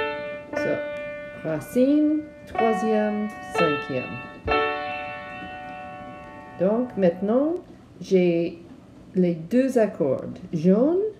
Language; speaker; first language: French; non-native, learner; English